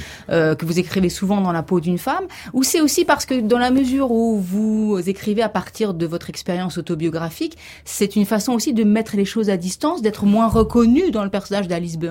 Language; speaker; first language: French; native; French